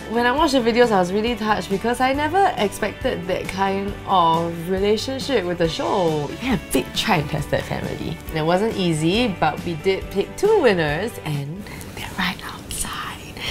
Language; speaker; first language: English; native; English